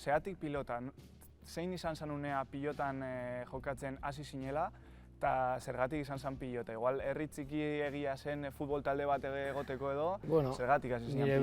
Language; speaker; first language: Basque; native; Basque